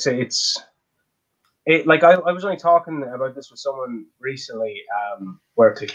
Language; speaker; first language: English; native; English